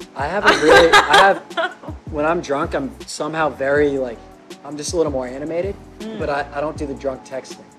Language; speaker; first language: English; native; English